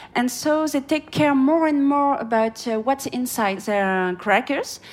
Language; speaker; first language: English; non-native, fluent; French